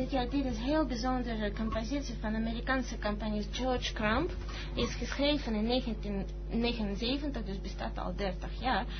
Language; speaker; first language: Dutch; non-native, fluent; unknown